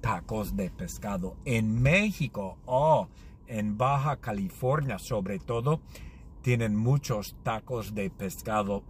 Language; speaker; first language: Spanish; non-native, learner; English